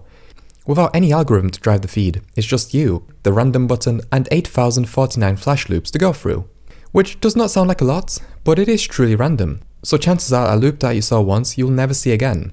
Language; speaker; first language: English; native; English